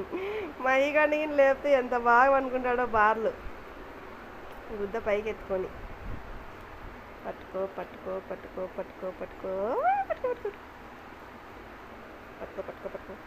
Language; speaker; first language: Telugu; native; Telugu